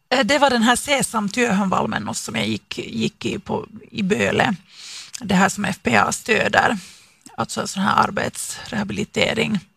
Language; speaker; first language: Swedish; native; Swedish